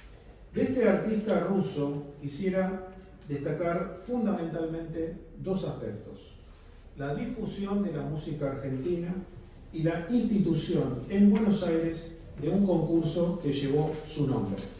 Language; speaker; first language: Spanish; native; Spanish